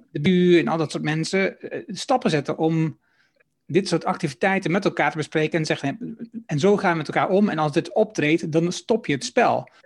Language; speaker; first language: Dutch; native; Dutch